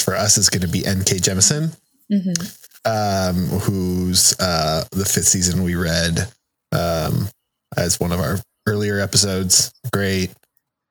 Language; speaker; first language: English; early bilingual, other home language; Spanish